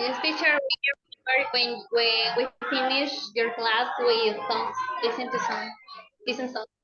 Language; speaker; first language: English; non-native, learner; Spanish